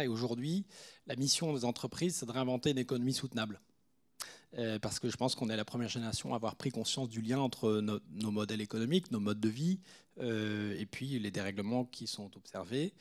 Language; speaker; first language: French; native; French